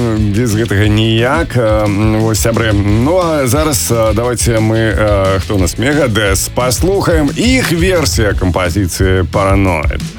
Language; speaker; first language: Belarusian; non-native, local second language; Russian